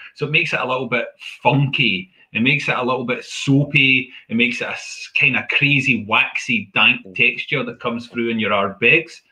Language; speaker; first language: English; native; English